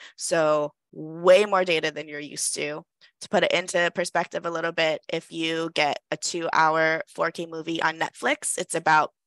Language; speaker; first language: English; native; English